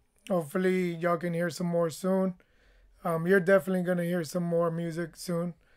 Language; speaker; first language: English; early bilingual, other home language; Spanish